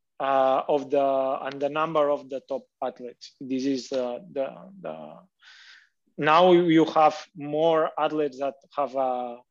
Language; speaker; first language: English; non-native, learner; Catalan